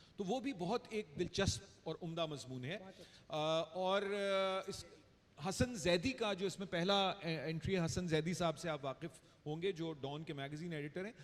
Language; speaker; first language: Urdu; native; Urdu